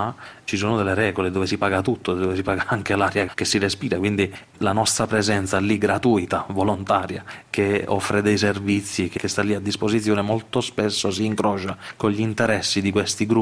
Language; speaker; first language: Italian; native; Italian